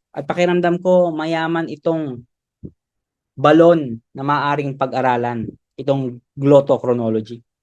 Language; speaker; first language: Filipino; native; Filipino